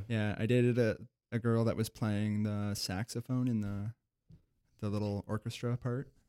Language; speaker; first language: English; native; English